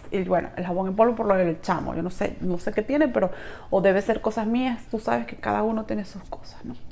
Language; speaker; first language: Spanish; native; Spanish